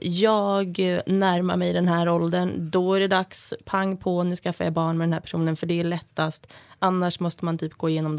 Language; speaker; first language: Swedish; native; Swedish